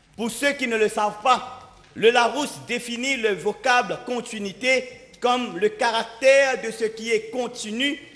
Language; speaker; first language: French; non-native, local second language; Morisyen